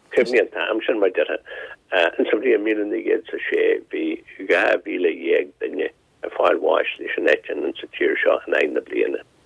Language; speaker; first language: Irish; non-native, local second language; English